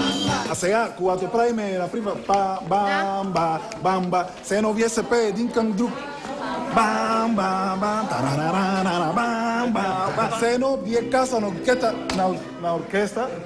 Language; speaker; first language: Bulgarian; non-native, learner; Spanish